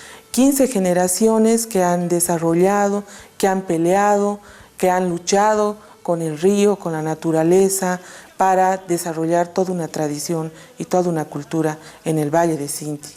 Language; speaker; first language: Spanish; native; Spanish